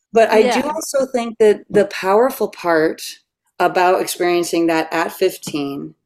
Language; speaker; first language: English; native; English